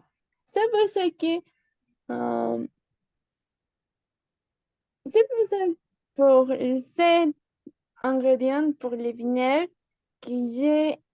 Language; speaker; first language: French; non-native, learner; Spanish